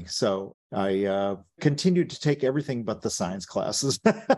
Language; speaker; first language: English; native; English